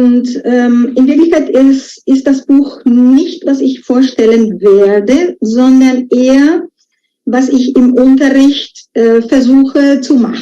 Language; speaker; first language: German; non-native, fluent; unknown